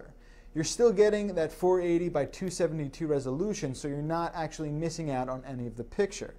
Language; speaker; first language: English; native; English